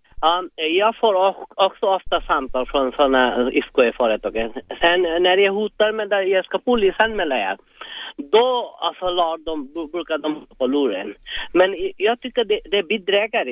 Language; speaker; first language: Swedish; non-native, fluent; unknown